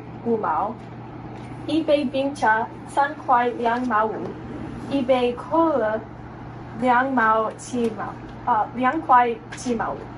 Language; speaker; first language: Chinese; non-native, learner; English